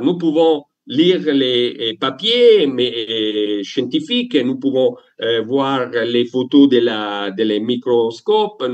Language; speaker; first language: French; non-native, learner; Italian